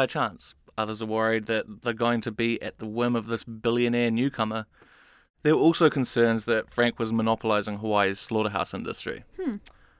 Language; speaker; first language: English; native; English